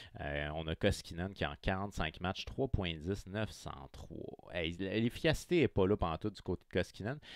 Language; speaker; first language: French; native; French